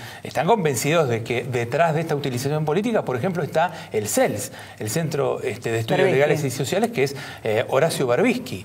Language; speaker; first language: Spanish; native; Spanish